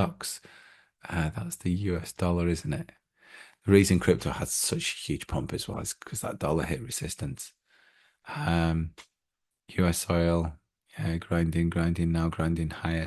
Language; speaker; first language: English; native; English